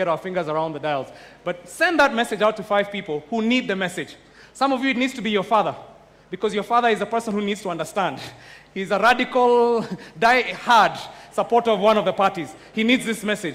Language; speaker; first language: English; non-native, local second language; Kikuyu